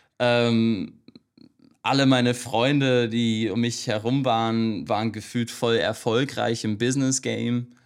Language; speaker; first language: German; non-native, fluent; English